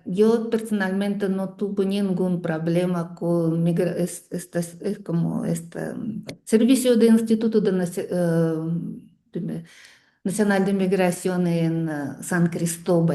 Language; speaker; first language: Spanish; non-native, fluent; Russian